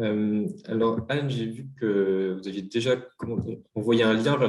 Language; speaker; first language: French; native; French